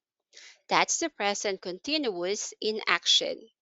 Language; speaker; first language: English; non-native, local second language; Filipino